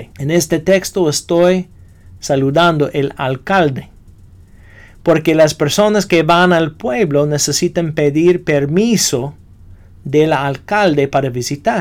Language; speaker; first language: Spanish; non-native, fluent; English